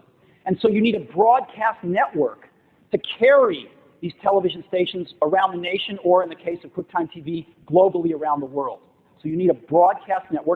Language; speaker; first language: English; native; English